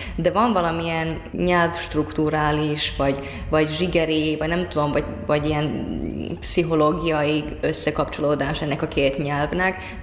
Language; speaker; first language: Hungarian; non-native, fluent; Finnish